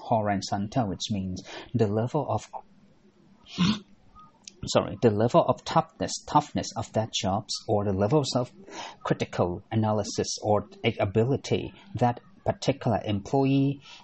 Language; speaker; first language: English; non-native, fluent; Thai